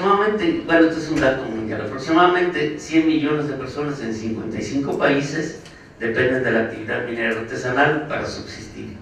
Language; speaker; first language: Spanish; native; Spanish